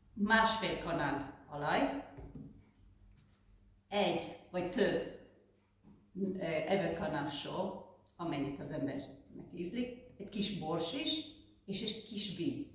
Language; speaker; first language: Hungarian; early bilingual, heritage; Hungarian